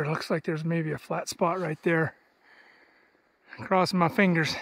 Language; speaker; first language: English; native; English